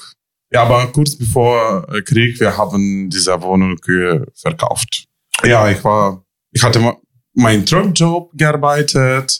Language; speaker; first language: German; non-native, fluent; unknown